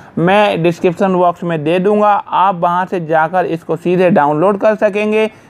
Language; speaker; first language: Hindi; native; Hindi